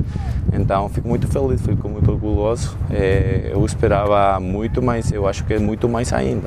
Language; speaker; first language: Portuguese; non-native, learner; Spanish